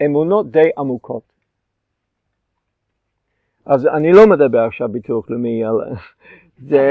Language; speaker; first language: Hebrew; non-native, fluent; English